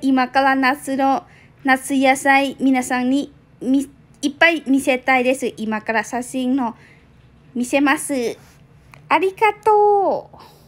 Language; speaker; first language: Japanese; non-native, learner; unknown